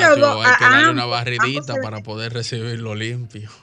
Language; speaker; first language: Spanish; native; Spanish